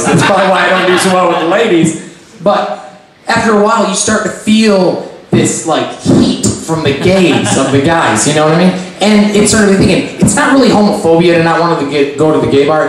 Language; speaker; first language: English; native; English